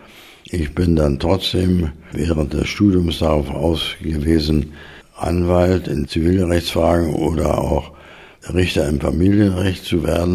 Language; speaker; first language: German; native; German